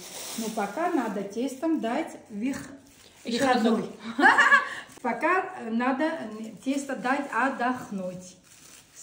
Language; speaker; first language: Russian; non-native, local second language; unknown